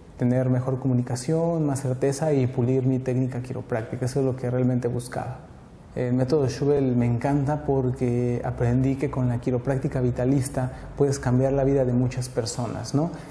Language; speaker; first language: Spanish; native; Spanish